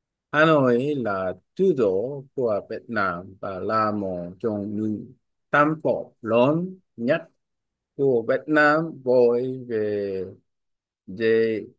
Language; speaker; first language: Vietnamese; non-native, learner; Korean